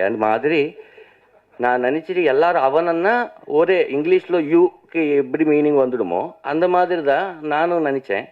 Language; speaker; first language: Tamil; non-native, learner; Telugu